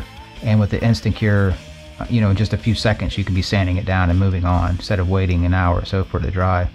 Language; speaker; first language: English; native; English